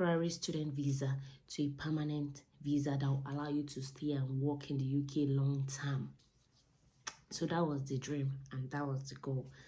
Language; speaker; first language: English; non-native, local second language; Yoruba